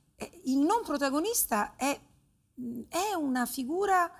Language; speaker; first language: Italian; native; Italian